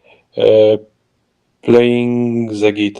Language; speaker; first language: English; non-native, learner; Arabic